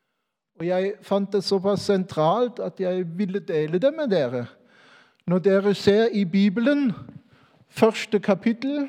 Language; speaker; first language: Norwegian; non-native, fluent; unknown